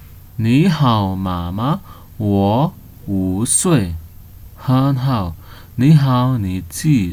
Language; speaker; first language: Chinese; non-native, fluent; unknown